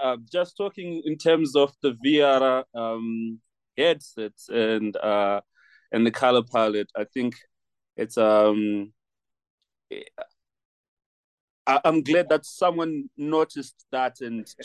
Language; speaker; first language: English; non-native, local second language; Shona